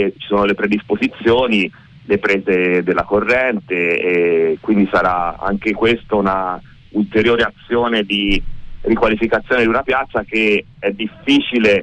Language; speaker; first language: Italian; native; Italian